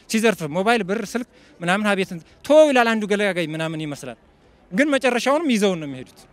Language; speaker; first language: Amharic; native; Amharic